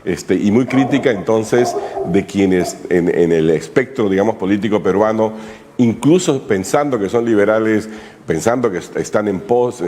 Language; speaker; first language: Spanish; native; Spanish